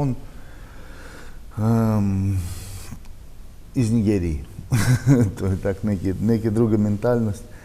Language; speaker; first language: Slovenian; non-native, learner; Russian